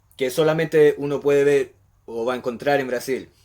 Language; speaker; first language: Spanish; early bilingual, heritage; Spanish